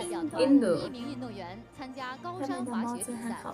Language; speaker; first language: Chinese; native; Chinese